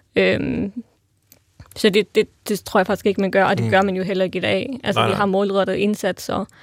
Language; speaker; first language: Danish; native; Danish